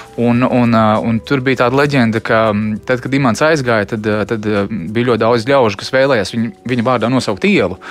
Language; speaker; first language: Latvian; native; Latvian